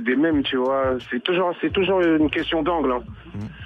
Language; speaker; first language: French; native; French